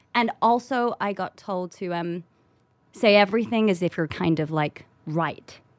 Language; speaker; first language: English; native; English